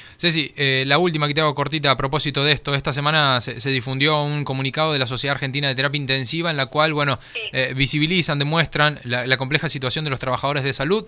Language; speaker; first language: Spanish; native; Spanish